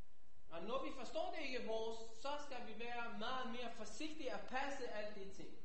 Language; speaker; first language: Danish; non-native, fluent; Hebrew